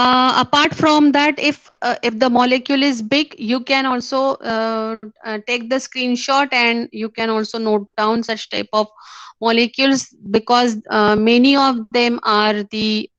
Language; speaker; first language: English; non-native, local second language; Hindi